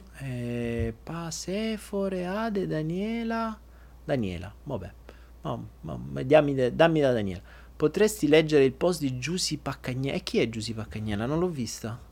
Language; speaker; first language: Italian; native; Italian